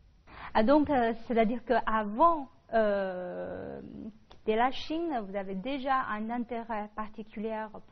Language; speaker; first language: French; non-native, fluent; Chinese